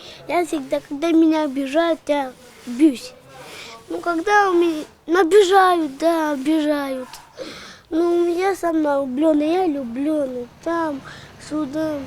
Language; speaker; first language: Russian; non-native, local second language; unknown